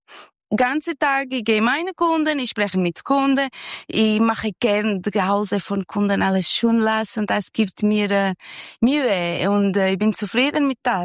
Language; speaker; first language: German; non-native, learner; Portuguese